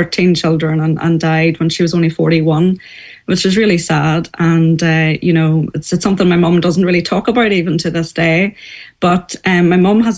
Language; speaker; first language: English; native; English